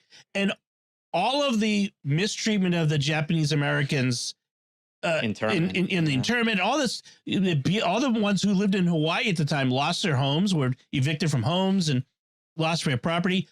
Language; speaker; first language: English; native; English